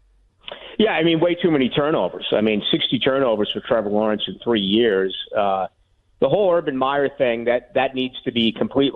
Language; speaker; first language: English; native; English